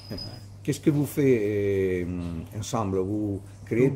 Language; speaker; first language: French; non-native, learner; Italian